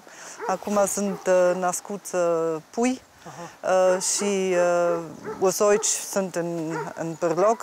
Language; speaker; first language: Romanian; non-native, fluent; German